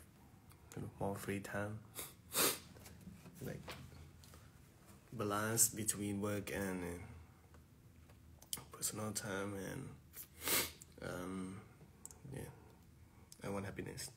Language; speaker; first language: English; non-native, fluent; Thai